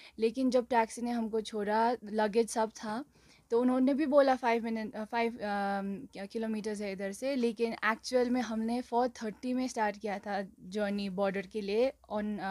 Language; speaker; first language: Hindi; non-native, local second language; Nepali